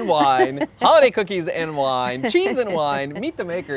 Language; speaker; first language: English; native; English